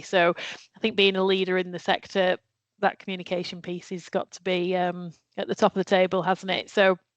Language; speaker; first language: English; native; English